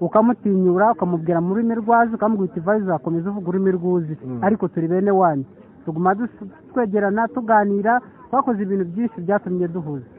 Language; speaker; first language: Kinyarwanda; early bilingual, heritage; Kinyarwanda